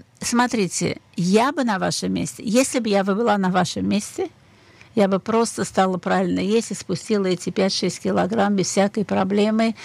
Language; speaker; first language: Russian; native; Russian